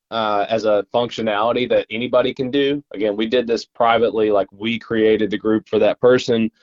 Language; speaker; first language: English; native; English